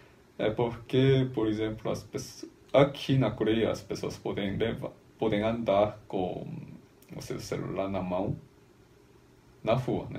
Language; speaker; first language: Portuguese; non-native, fluent; Korean